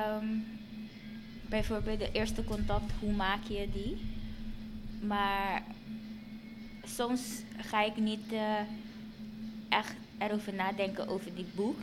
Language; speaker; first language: Dutch; non-native, fluent; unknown